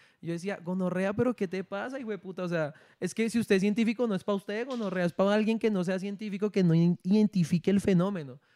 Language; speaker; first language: Spanish; native; Spanish